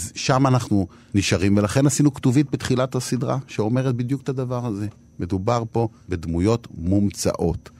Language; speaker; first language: Hebrew; native; Hebrew